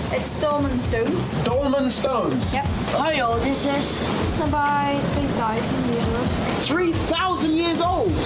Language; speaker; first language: English; native; English